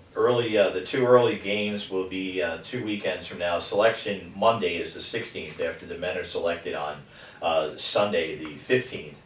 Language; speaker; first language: English; native; English